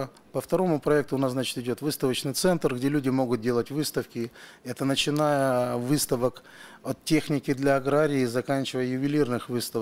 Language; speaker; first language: Russian; native; Russian